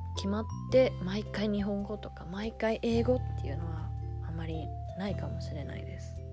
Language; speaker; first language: Japanese; early bilingual, other home language; English